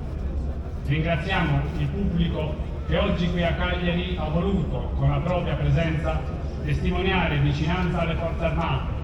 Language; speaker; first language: Italian; native; Italian